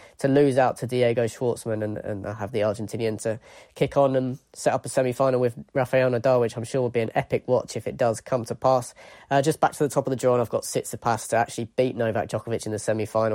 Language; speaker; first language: English; native; English